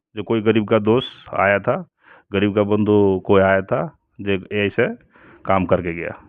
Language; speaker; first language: Hindi; non-native, local second language; Bangla